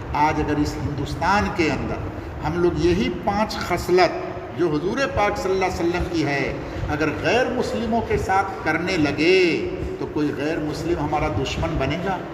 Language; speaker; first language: Urdu; non-native, local second language; Bangla